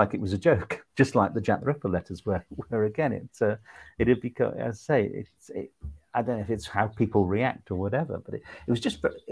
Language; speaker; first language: English; native; English